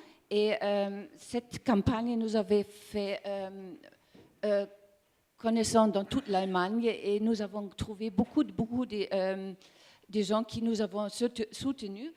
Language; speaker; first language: French; non-native, learner; German